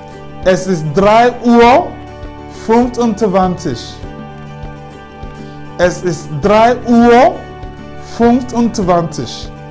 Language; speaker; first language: German; non-native, fluent; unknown